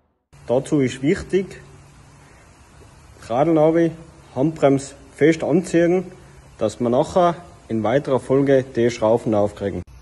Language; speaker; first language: German; native; German